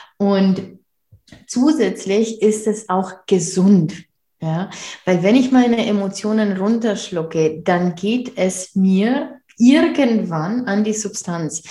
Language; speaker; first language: German; non-native, fluent; Romanian